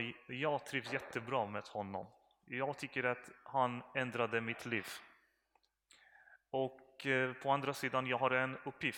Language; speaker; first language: Swedish; non-native, learner; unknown